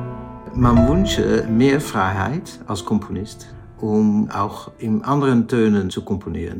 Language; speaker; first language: German; non-native, learner; Dutch